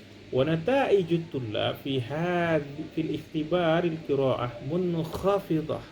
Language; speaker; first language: Arabic; non-native, fluent; Indonesian